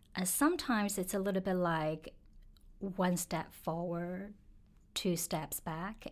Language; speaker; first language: English; non-native, fluent; Chinese